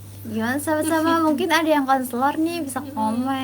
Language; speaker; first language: Indonesian; native; Indonesian